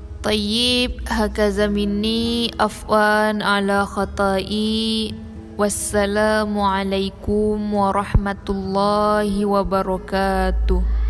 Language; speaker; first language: Arabic; non-native, learner; Indonesian